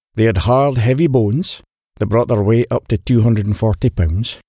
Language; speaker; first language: English; native; English